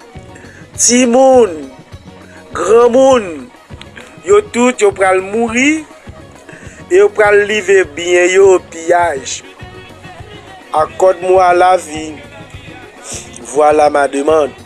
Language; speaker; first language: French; non-native, local second language; Haitian Creole